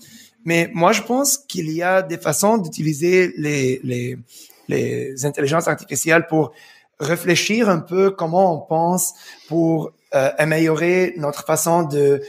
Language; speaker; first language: French; early bilingual, heritage; French